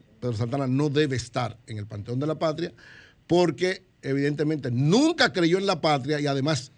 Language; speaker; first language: Spanish; native; Spanish